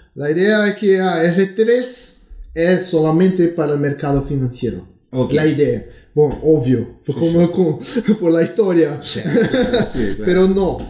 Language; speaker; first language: Spanish; non-native, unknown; Portuguese